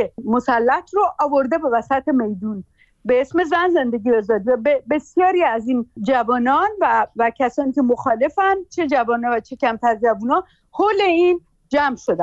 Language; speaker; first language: Persian; native; Persian